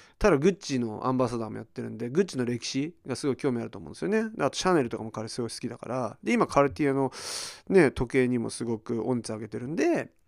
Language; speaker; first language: Japanese; early bilingual, heritage; Japanese